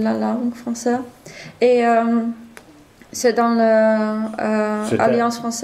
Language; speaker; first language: French; non-native, learner; Dutch